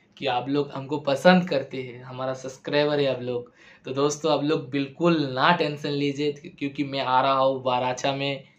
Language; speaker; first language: Hindi; non-native, local second language; Bangla